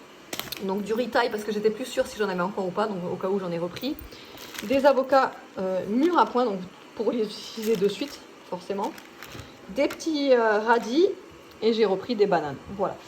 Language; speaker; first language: French; native; French